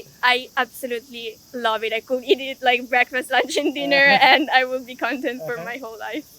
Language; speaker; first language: English; non-native, fluent; Italian